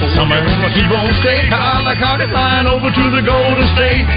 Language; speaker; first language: English; native; English